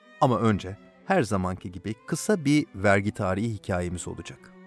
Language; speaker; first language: Turkish; native; Turkish